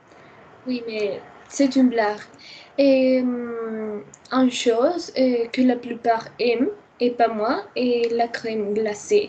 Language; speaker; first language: French; non-native, learner; Spanish